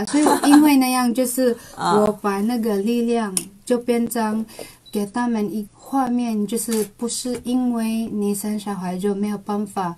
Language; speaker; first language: Chinese; non-native, local second language; Cebuano